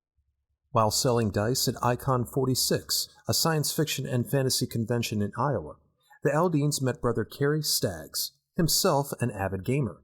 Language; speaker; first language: English; native; English